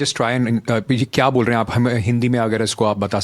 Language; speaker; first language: Hindi; native; Hindi